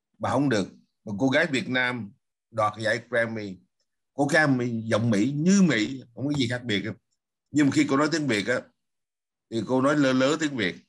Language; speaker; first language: Vietnamese; native; Vietnamese